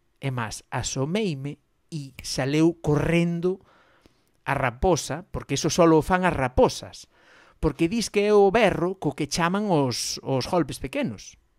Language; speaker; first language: Galician; non-native, local second language; Spanish